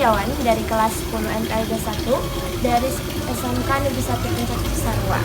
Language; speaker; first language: Indonesian; native; Indonesian